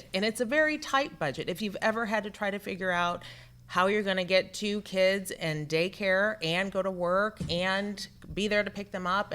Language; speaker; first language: English; native; English